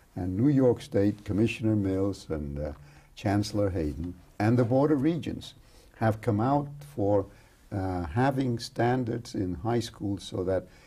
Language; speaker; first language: English; early bilingual, other home language; Spanish